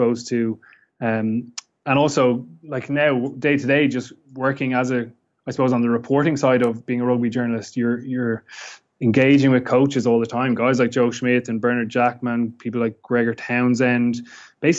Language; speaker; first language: English; native; English